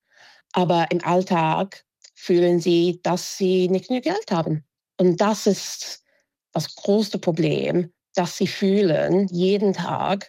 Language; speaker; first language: German; non-native, fluent; English